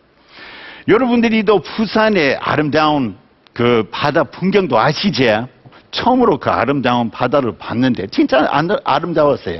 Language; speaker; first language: Korean; non-native, fluent; English